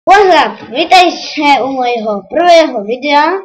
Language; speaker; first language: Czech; non-native, learner; Slovak